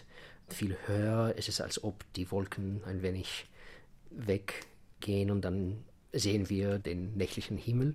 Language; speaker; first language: German; non-native, fluent; Russian